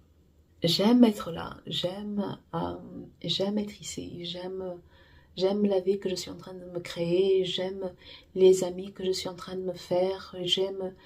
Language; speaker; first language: French; non-native, fluent; Portuguese